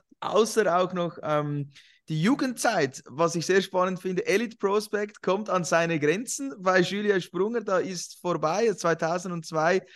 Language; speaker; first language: German; native; German